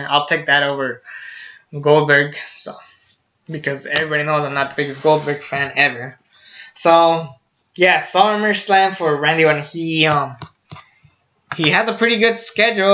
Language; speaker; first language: English; native; English